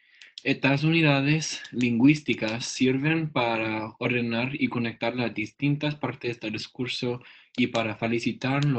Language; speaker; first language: Spanish; non-native, learner; English